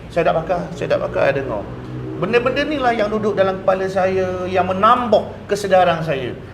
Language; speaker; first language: Malay; native; Malay